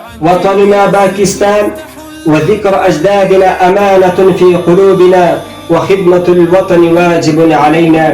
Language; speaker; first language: Arabic; non-native, learner; Urdu